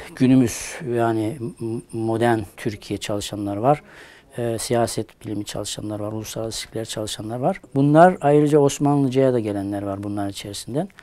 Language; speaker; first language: Turkish; native; Turkish